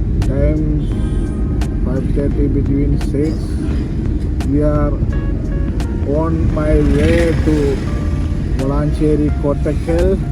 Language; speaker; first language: English; non-native, local second language; Malayalam